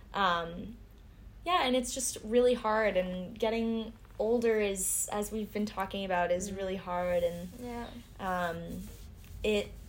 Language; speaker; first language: English; native; English